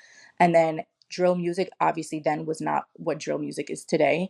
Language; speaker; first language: English; native; English